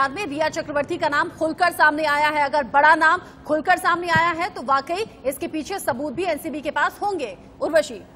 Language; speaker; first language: Hindi; native; Hindi